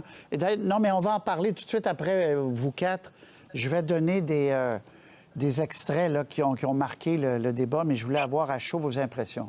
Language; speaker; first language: French; native; French